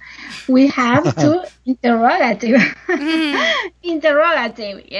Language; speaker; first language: English; non-native, learner; Spanish